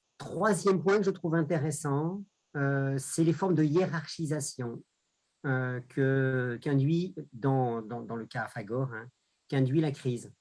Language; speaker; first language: French; native; French